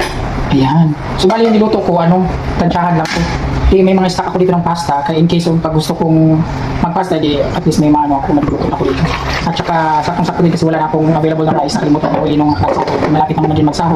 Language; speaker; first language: Filipino; native; Filipino